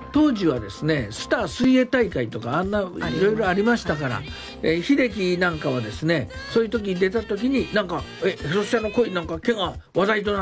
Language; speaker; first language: Japanese; native; Japanese